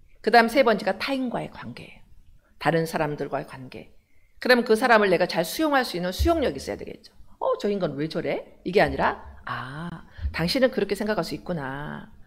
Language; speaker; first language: Korean; native; Korean